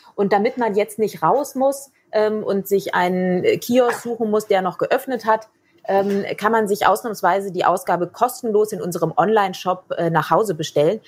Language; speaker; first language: German; native; German